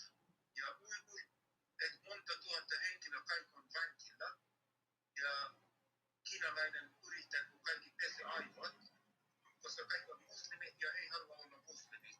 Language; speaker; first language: Finnish; non-native, learner; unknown